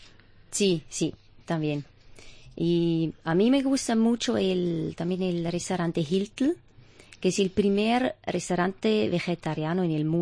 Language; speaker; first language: Spanish; non-native, fluent; German